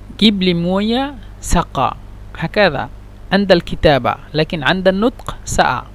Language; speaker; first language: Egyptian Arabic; non-native, learner; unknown